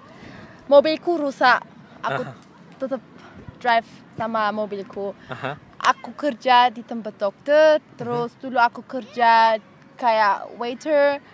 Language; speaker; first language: Indonesian; early bilingual, heritage; German